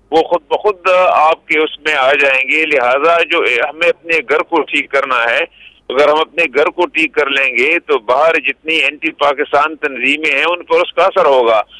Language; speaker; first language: Urdu; non-native, local second language; Pashto